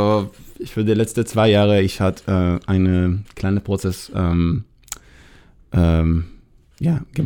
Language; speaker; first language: German; non-native, learner; Hebrew